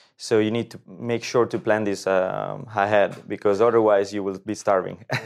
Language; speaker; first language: English; non-native, fluent; Italian